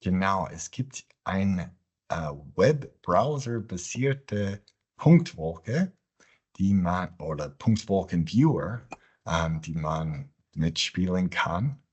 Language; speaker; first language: German; non-native, fluent; English